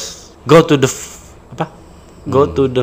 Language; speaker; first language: English; non-native, local second language; Malay